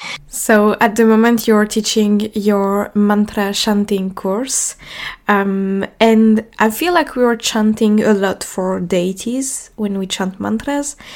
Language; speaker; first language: English; non-native, fluent; French